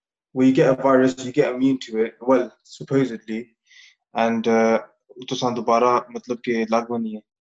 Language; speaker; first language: English; early bilingual, other home language; Punjabi